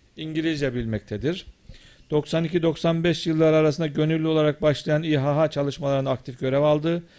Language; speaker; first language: Turkish; native; Turkish